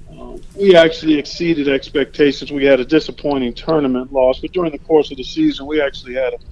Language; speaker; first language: English; native; English